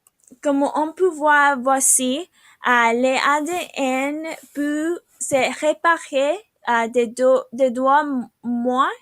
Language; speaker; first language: French; non-native, learner; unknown